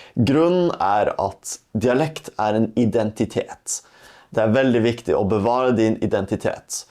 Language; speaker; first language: Norwegian; native; Norwegian